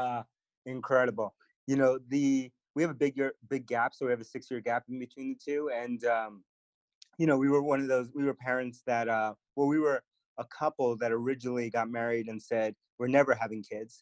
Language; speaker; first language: English; early bilingual, other home language; Spanish